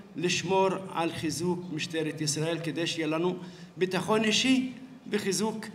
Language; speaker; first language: Hebrew; non-native, local second language; Arabic